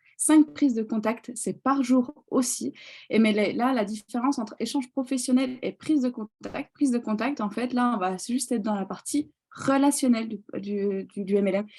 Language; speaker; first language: French; native; French